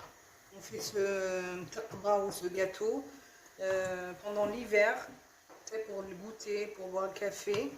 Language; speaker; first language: French; non-native, local second language; Arabic